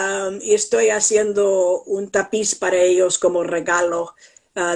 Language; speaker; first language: Spanish; non-native, fluent; English